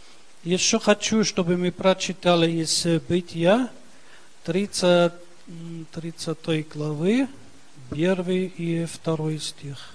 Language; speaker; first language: Russian; early bilingual, heritage; Russian